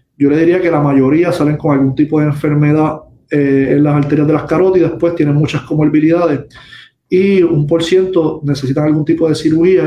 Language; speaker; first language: Spanish; native; Spanish